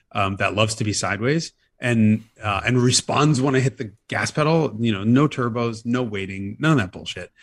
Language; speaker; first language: English; native; English